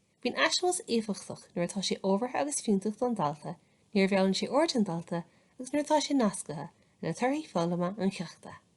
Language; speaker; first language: Irish; native; Irish